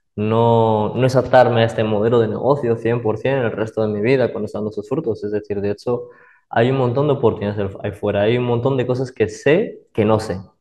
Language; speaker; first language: Spanish; early bilingual, other home language; Arabic